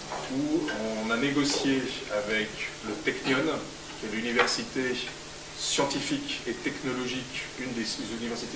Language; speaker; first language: French; native; French